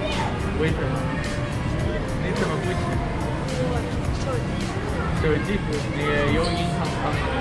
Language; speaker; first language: Chinese; non-native, learner; Spanish